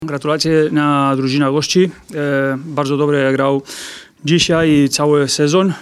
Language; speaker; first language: Polish; non-native, learner; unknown